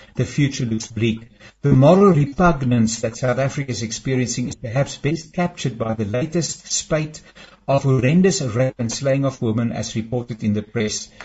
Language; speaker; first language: English; non-native, local second language; Afrikaans